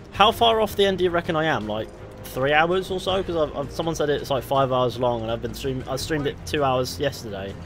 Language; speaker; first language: English; native; English